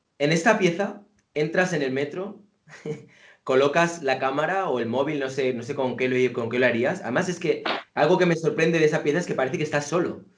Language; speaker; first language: Spanish; native; Spanish